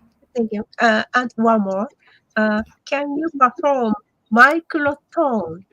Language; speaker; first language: English; non-native, learner; Japanese